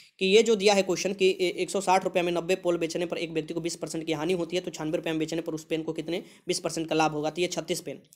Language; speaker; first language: Hindi; native; Hindi